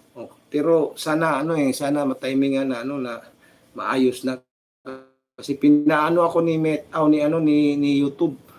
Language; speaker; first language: Filipino; native; Filipino